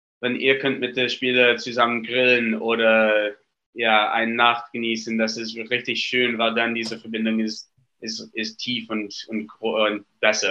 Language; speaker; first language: German; non-native, learner; English